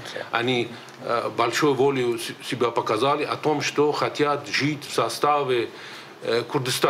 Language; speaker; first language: Russian; native; Russian